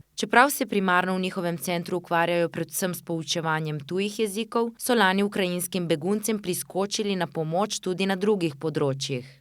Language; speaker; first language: Slovenian; native; Slovenian